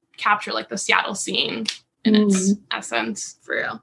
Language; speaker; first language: English; native; English